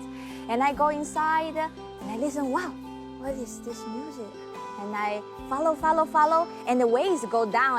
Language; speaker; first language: English; non-native, learner; Chinese